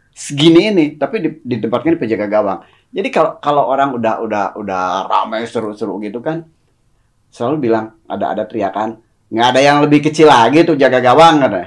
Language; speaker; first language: Indonesian; non-native, local second language; Sundanese